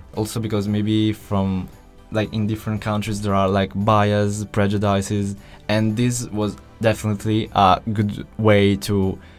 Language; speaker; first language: English; non-native, fluent; Italian